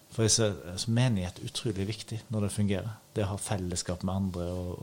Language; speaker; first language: Norwegian; native; Norwegian